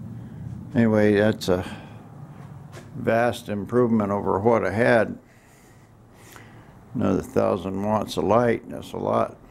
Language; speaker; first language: English; native; English